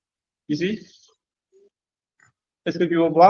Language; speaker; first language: French; non-native, learner; Chinese